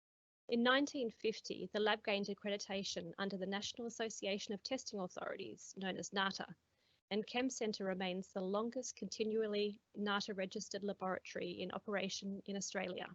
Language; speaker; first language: English; native; English